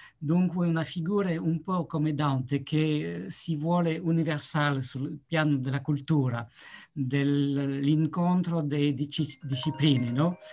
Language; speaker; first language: Italian; non-native, learner; French